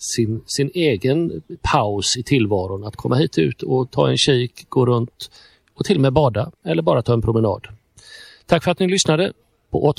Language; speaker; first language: Swedish; native; Swedish